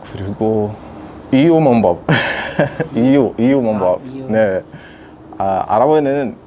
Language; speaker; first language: Korean; non-native, fluent; Arabic